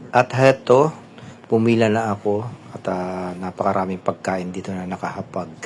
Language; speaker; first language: Filipino; non-native, local second language; Pampanga